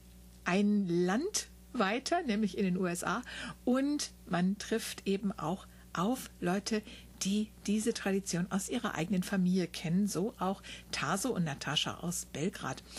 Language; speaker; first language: German; native; German